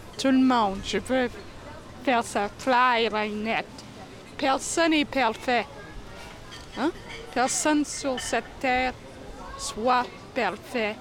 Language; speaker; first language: French; non-native, local second language; English